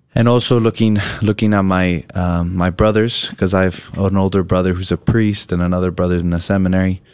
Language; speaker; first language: English; native; English